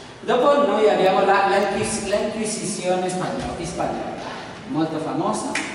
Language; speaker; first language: Italian; non-native, learner; Spanish